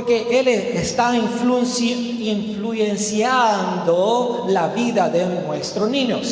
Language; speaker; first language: Spanish; non-native, learner; Romanian